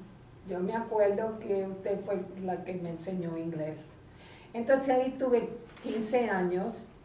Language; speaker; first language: Spanish; early bilingual, heritage; Spanish